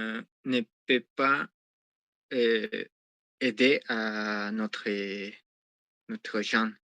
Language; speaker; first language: French; non-native, learner; Spanish